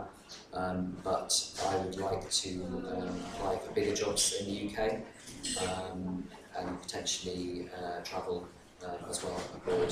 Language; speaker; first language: English; native; English